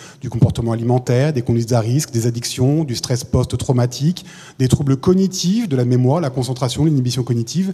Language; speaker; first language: French; native; French